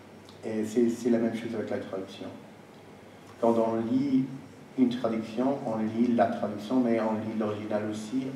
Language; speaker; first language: French; non-native, fluent; English